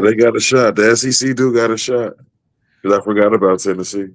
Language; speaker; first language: English; native; English